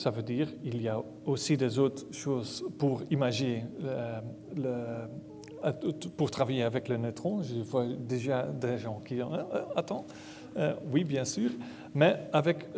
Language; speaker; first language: French; non-native, learner; Dutch